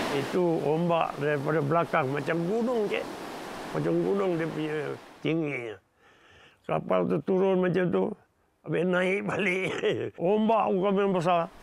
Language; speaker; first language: Malay; native; Malay